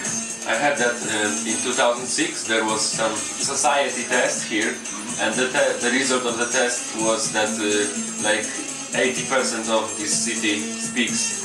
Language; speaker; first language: English; non-native, fluent; Polish